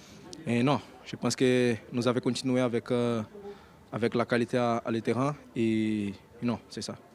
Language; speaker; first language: French; non-native, learner; Portuguese